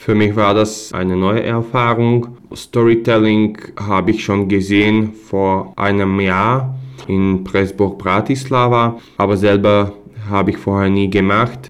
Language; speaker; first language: German; non-native, fluent; Slovak